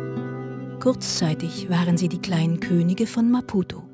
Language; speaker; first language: German; native; German